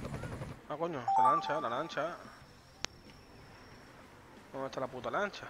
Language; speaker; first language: Spanish; native; Spanish